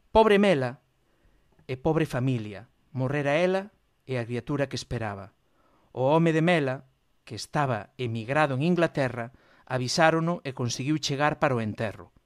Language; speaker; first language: Galician; non-native, local second language; Spanish